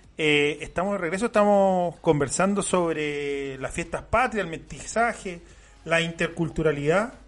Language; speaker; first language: Spanish; native; Spanish